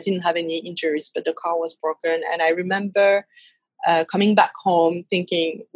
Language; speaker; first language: English; non-native, fluent; French